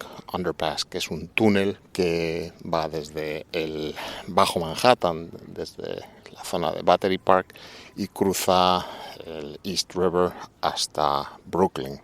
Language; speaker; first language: Spanish; native; Spanish